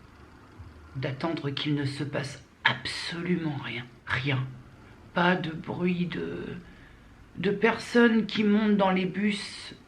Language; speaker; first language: French; native; French